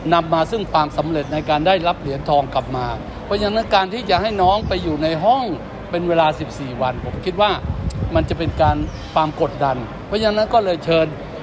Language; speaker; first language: Thai; native; Thai